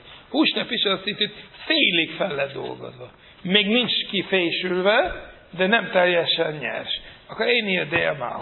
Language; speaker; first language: Hungarian; non-native, fluent; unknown